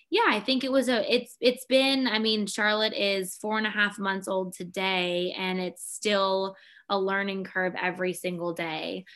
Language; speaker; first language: English; native; English